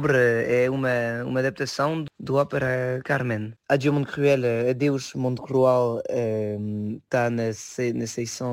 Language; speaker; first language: Portuguese; non-native, fluent; French